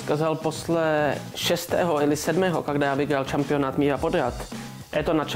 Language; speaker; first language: Russian; non-native, learner; Czech